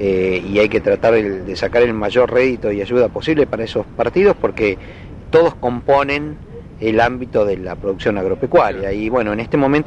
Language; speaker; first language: Spanish; native; Spanish